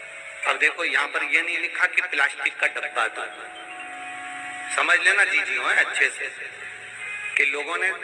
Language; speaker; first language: Hindi; native; Hindi